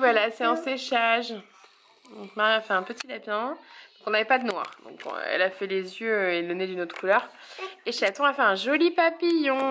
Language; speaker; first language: French; native; French